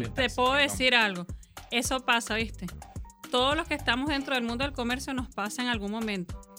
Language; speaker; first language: Spanish; early bilingual, other home language; Portuguese